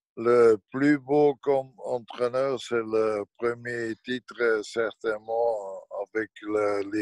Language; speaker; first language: French; non-native, local second language; Dutch